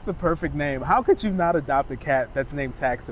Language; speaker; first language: English; native; English